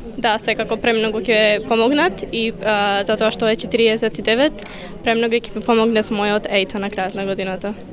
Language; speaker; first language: Macedonian; early bilingual, heritage; Macedonian